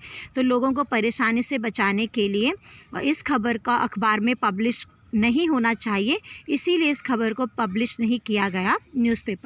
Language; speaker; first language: Hindi; native; Hindi